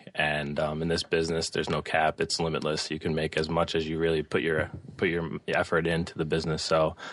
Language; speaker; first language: English; native; English